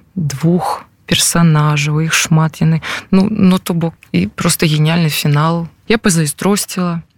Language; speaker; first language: Belarusian; non-native, local second language; Russian